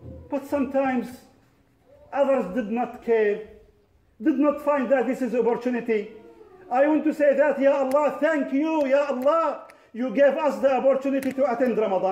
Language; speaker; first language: English; non-native, fluent; Arabic